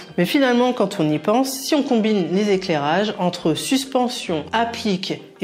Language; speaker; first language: French; native; French